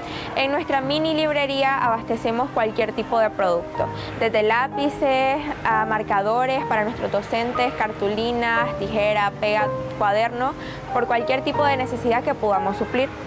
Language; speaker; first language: Spanish; native; Spanish